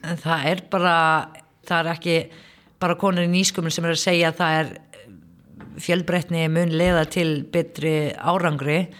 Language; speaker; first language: Icelandic; non-native, fluent; Arabic